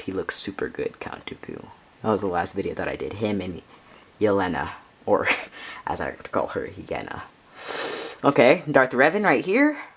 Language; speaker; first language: English; native; English